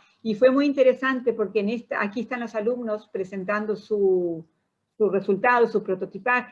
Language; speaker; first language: Spanish; non-native, fluent; Portuguese